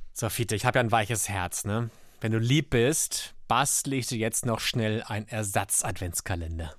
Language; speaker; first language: German; native; German